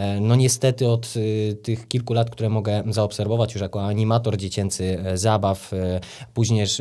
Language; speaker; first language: Polish; native; Polish